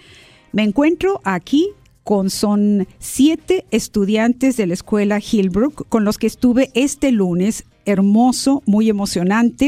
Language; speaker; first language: Spanish; native; Spanish